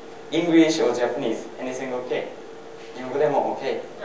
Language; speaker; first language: English; non-native, fluent; Japanese